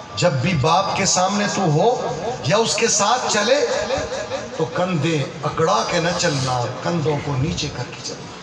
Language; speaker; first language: Urdu; non-native, local second language; Punjabi